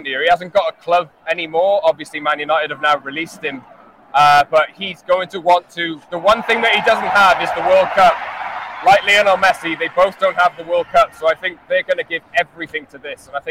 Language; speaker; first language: English; native; English